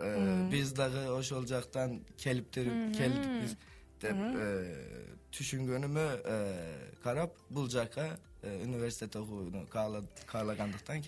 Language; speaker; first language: Kyrgyz; non-native, learner; Turkish